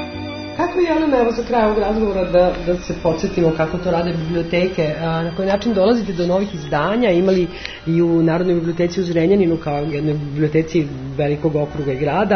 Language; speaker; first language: Serbian; native; Serbian